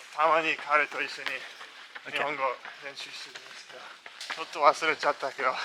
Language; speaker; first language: Japanese; non-native, fluent; English